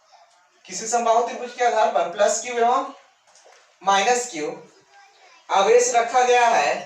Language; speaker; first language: Hindi; native; Hindi